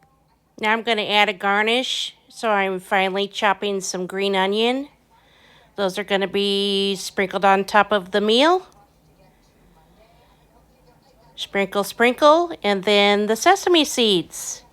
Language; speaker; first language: English; native; English